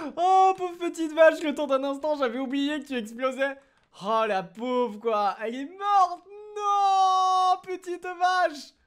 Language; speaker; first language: French; native; French